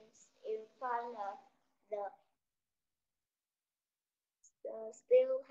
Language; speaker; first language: English; non-native, learner; Vietnamese